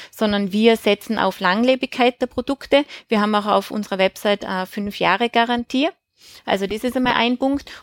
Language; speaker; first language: German; native; German